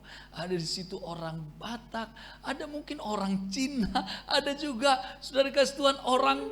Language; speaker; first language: Indonesian; native; Indonesian